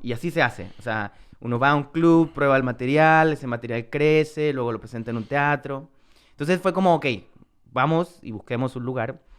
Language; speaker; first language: Spanish; native; Spanish